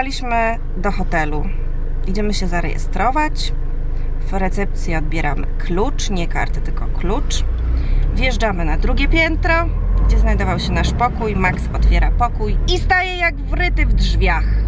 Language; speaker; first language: Polish; native; Polish